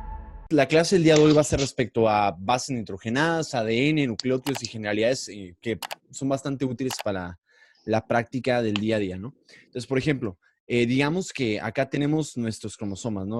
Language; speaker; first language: Spanish; native; Spanish